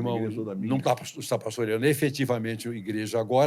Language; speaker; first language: Portuguese; native; Portuguese